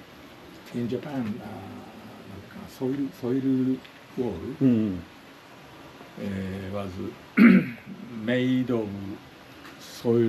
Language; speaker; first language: English; non-native, learner; Japanese